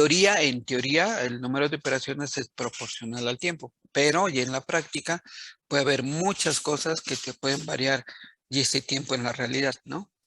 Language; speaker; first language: Spanish; native; Spanish